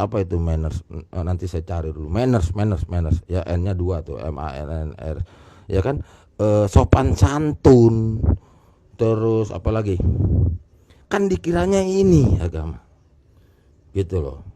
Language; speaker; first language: Indonesian; native; Indonesian